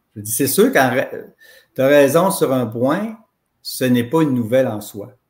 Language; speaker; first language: French; native; French